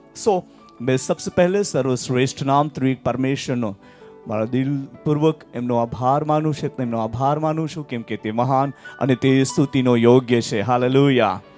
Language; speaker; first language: Gujarati; non-native, local second language; Marathi